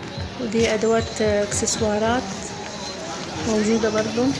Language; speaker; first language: Arabic; native; Arabic